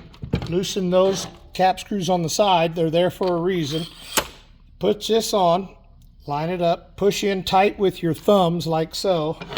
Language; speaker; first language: English; native; English